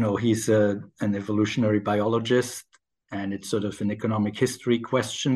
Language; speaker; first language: English; non-native, fluent; German